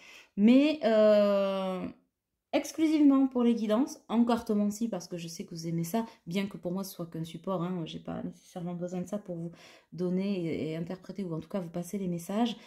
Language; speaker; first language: French; native; French